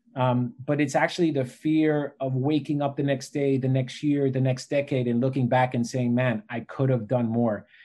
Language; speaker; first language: English; native; English